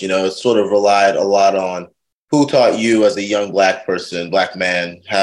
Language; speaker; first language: English; native; English